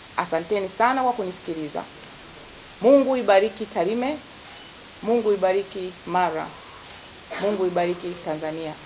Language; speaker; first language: Swahili; native; Swahili